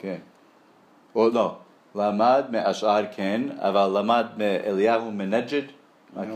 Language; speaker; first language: Hebrew; non-native, learner; English